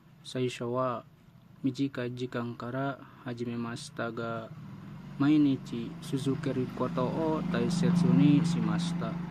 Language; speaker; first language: Japanese; non-native, learner; Indonesian